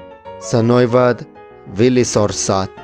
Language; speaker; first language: Finnish; non-native, learner; Spanish